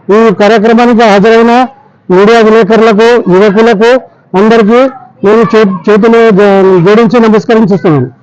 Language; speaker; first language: Telugu; non-native, local second language; Lambadi